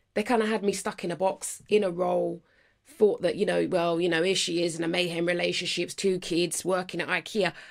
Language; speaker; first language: English; native; English